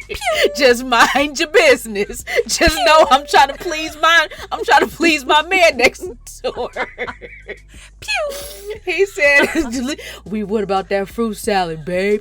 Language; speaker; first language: English; native; English